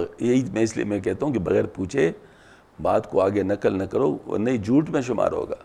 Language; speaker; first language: Urdu; non-native, local second language; Pashto